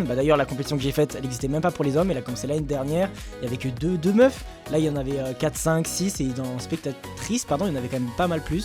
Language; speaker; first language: French; native; French